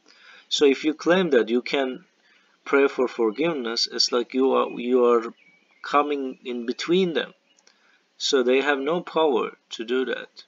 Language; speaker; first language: English; non-native, fluent; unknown